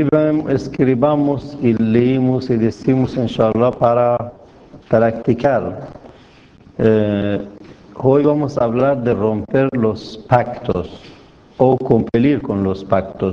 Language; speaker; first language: Spanish; non-native, fluent; Persian